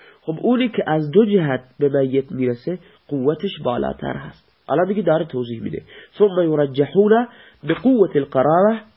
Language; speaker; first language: Persian; non-native, local second language; Baluchi